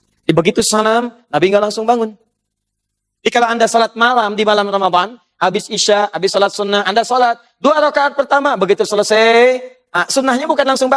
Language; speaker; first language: Indonesian; native; Indonesian